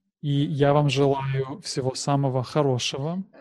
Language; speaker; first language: Russian; non-native, learner; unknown